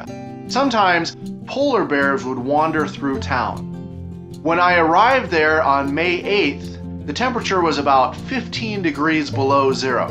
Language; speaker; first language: English; native; English